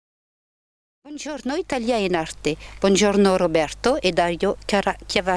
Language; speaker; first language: Italian; early bilingual, heritage; French